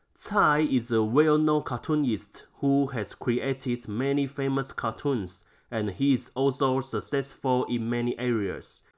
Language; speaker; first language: English; non-native, fluent; Chinese